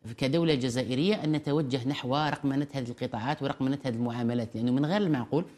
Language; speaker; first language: Arabic; native; Arabic